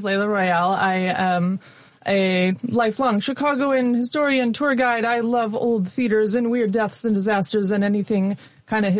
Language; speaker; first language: English; native; English